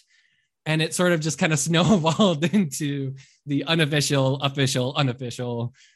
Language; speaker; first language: English; native; English